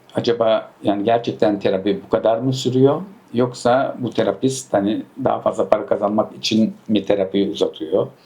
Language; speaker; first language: Turkish; early bilingual, heritage; Turkish